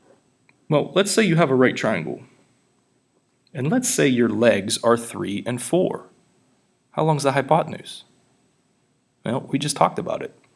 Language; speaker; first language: English; native; English